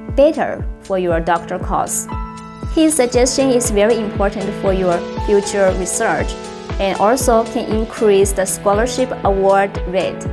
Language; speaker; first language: English; non-native, fluent; Chinese